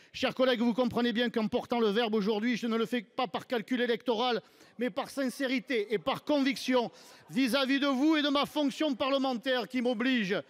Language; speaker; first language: French; native; French